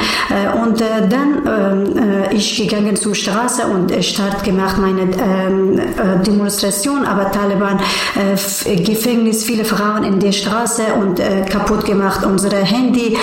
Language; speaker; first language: German; non-native, learner; Persian